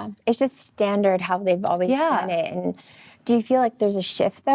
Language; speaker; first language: English; native; English